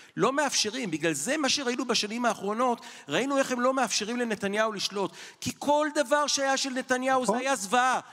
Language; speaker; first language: Hebrew; native; Hebrew